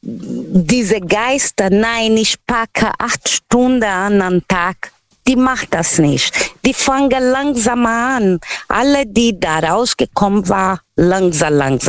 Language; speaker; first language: German; non-native, learner; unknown